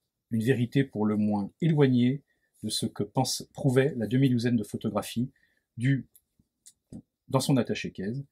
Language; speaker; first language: French; native; French